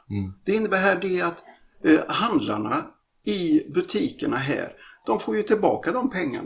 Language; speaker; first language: Swedish; native; Swedish